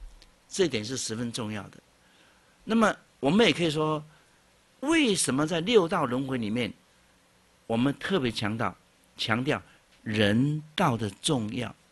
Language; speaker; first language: Chinese; native; Chinese